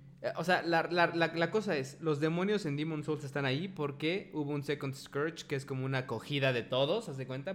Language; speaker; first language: Spanish; native; Spanish